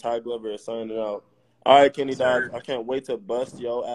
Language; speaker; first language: English; native; English